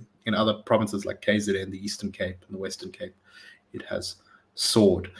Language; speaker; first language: English; native; English